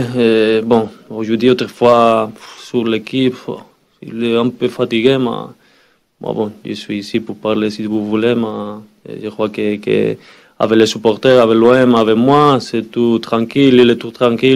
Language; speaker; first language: French; non-native, learner; Spanish